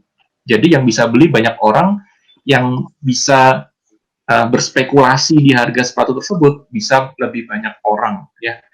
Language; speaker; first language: Indonesian; native; Indonesian